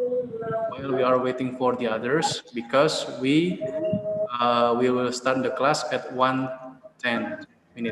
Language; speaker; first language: English; non-native, learner; Indonesian